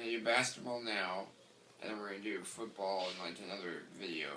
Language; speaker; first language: English; native; English